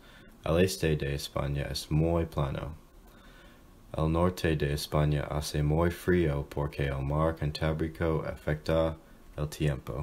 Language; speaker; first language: Spanish; non-native, learner; English